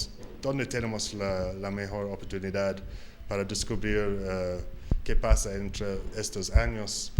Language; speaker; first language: Spanish; non-native, learner; English